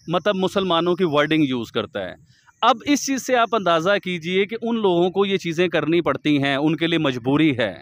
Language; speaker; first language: Urdu; native; Urdu